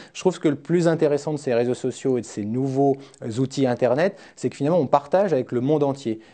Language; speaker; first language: French; native; French